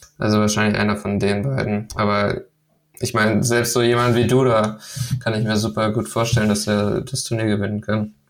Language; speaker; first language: German; early bilingual, other home language; Danish